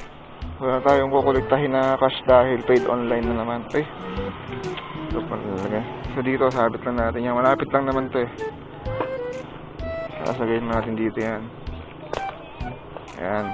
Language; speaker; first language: Filipino; native; Filipino